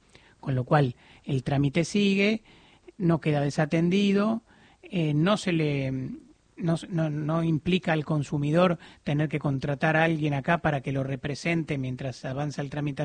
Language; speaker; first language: Spanish; native; Spanish